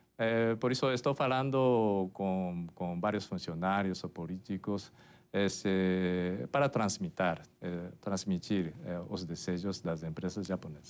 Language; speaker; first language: Portuguese; non-native, fluent; Japanese